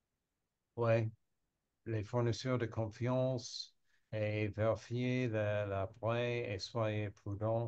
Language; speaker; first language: French; non-native, learner; English